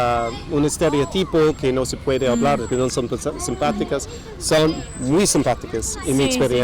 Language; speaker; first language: Spanish; non-native, fluent; English